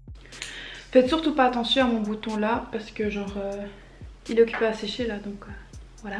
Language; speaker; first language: French; native; French